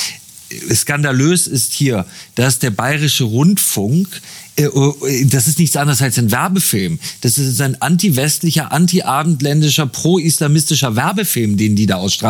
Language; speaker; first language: German; native; German